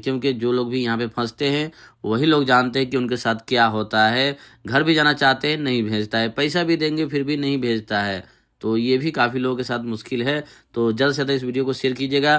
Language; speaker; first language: Hindi; native; Hindi